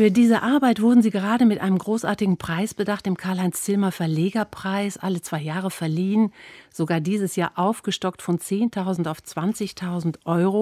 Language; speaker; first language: German; native; German